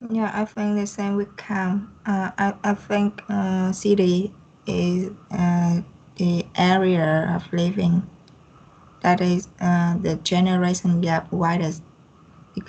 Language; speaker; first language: English; non-native, learner; Vietnamese